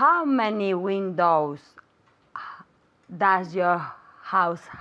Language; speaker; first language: English; non-native, learner; Spanish